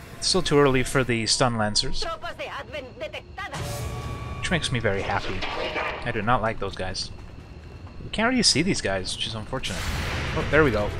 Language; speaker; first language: English; native; English